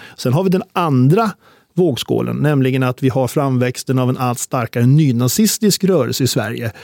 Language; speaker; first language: Swedish; native; Swedish